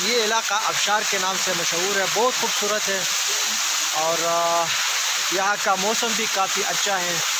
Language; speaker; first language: Hindi; non-native, local second language; Pashto